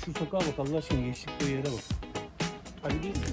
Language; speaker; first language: Turkish; native; Turkish